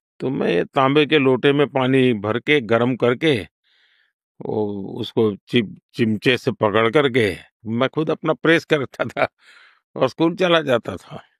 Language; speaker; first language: Hindi; non-native, local second language; Gujarati